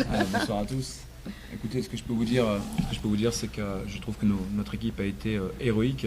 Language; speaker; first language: French; native; French